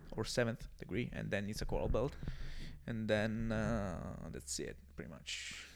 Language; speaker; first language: English; non-native, fluent; Italian